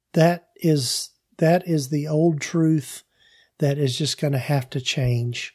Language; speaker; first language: English; native; English